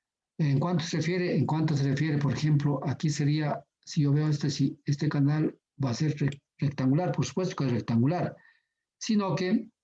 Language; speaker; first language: Spanish; native; Spanish